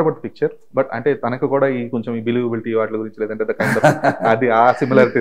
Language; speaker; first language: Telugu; native; Telugu